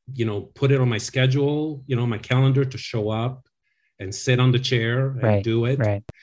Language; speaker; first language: English; non-native, fluent; French